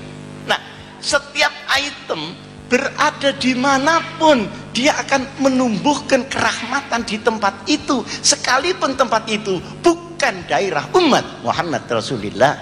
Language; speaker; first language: Indonesian; non-native, local second language; Javanese